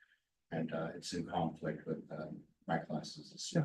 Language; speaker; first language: English; native; English